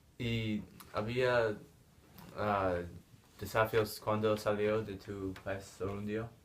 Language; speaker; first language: Spanish; non-native, learner; English